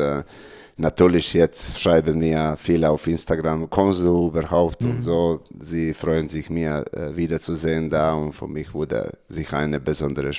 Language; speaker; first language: German; non-native, learner; Serbian